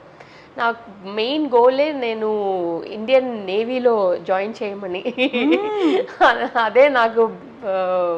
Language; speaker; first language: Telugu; non-native, learner; Tamil